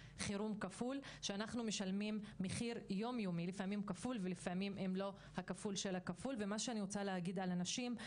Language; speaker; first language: Hebrew; non-native, local second language; Arabic